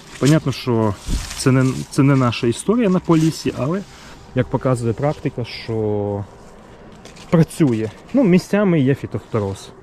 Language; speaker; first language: Ukrainian; native; Ukrainian